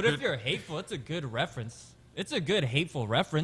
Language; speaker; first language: English; early bilingual, other home language; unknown